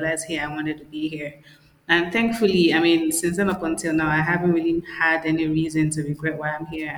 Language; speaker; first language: English; non-native, local second language; Igbo